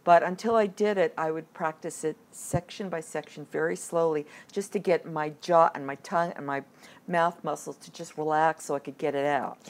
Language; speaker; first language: English; native; English